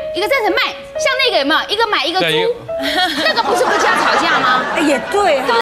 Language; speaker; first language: Chinese; native; Chinese